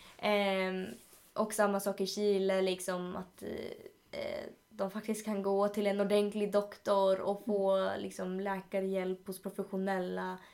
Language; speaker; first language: Swedish; early bilingual, other home language; Spanish